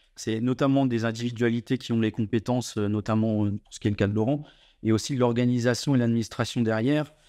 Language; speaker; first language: French; native; French